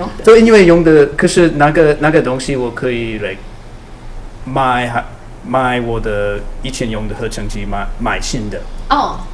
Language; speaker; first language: Chinese; non-native, learner; English